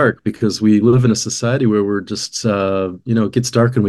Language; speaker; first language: English; native; English